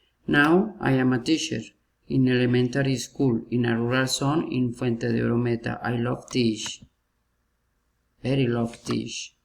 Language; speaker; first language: English; non-native, learner; Spanish